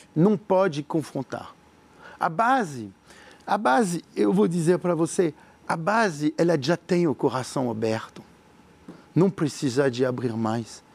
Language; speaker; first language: Portuguese; non-native, fluent; French